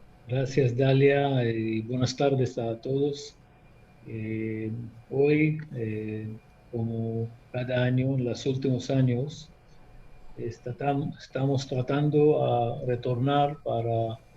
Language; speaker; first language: Spanish; non-native, fluent; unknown